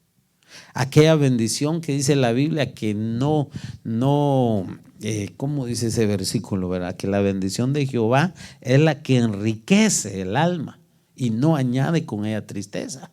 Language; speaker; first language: Spanish; native; Spanish